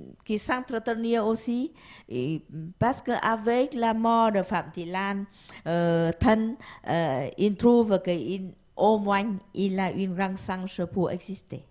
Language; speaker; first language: French; non-native, learner; Vietnamese